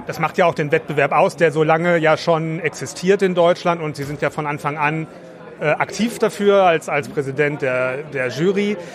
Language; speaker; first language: German; native; German